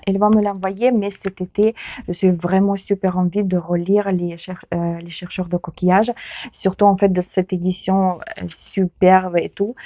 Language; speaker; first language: French; non-native, fluent; Ukrainian